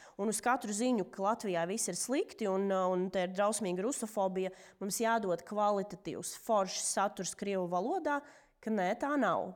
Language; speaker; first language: Latvian; non-native, local second language; Russian